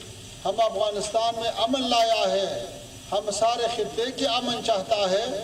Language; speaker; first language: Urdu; non-native, fluent; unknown